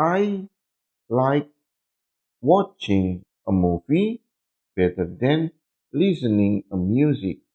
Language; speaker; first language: English; non-native, learner; Indonesian